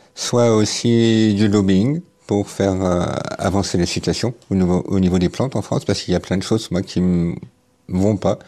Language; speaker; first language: French; native; French